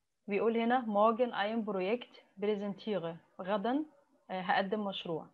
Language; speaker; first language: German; non-native, fluent; Arabic